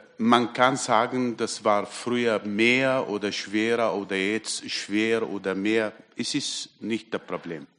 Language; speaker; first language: German; non-native, fluent; Armenian